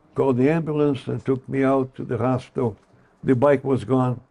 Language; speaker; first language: English; non-native, fluent; Portuguese